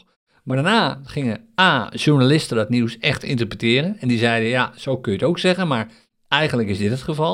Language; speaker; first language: Dutch; native; Dutch